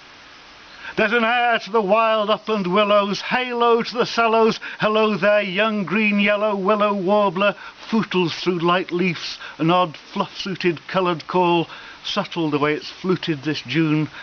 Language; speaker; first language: English; native; English